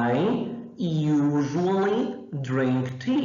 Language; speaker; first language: English; non-native, fluent; Portuguese